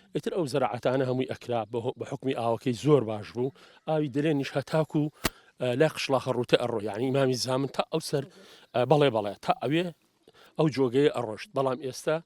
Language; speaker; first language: Central Kurdish; native; Central Kurdish